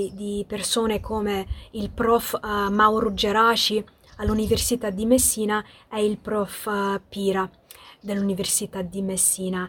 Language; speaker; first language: Italian; non-native, fluent; English